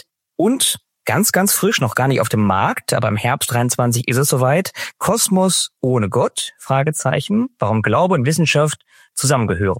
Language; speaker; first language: German; native; German